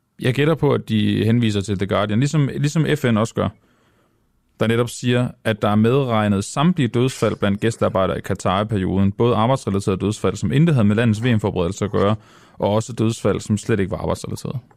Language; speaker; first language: Danish; native; Danish